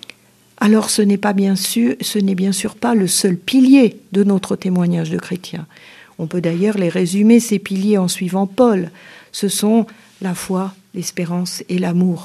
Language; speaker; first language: French; native; French